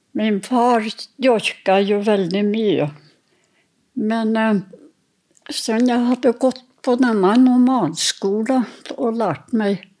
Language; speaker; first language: Norwegian; non-native, fluent; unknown